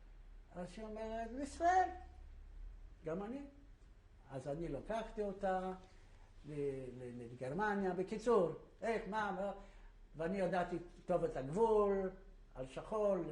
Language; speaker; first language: Hebrew; non-native, fluent; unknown